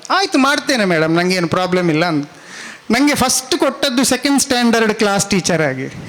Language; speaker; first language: Kannada; non-native, local second language; Tulu